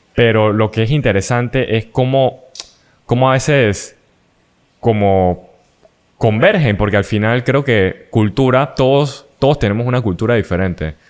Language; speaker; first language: Spanish; native; Spanish